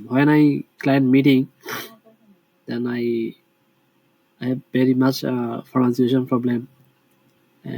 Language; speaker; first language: English; non-native, learner; Bangla